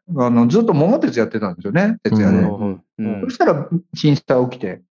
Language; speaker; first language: Japanese; native; Japanese